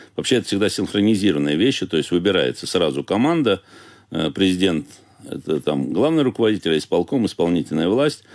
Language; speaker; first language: Russian; native; Russian